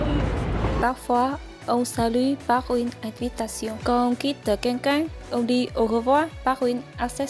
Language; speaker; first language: French; non-native, learner; Vietnamese